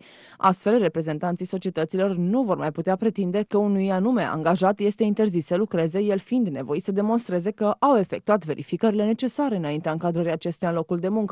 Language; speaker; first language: Romanian; native; Romanian